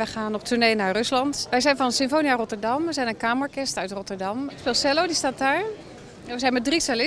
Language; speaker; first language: Dutch; native; Dutch